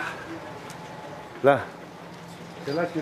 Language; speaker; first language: French; non-native, fluent; Spanish